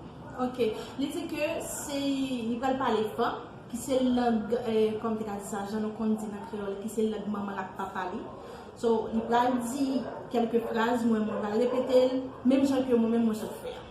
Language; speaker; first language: French; non-native, learner; Haitian Creole